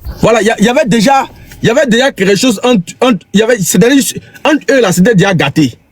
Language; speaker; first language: French; native; French